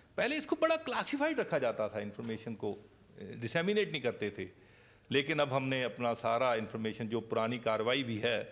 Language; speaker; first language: Hindi; non-native, local second language; Punjabi